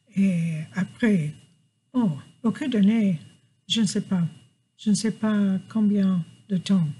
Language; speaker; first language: French; non-native, fluent; English